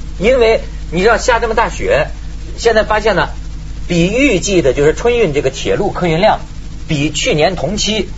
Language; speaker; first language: Chinese; native; Chinese